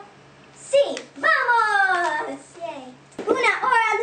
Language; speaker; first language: Spanish; non-native, learner; English